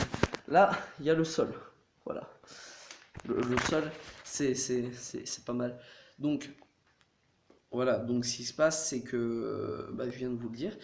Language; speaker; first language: French; native; French